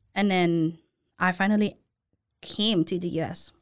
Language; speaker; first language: English; non-native, learner; Thai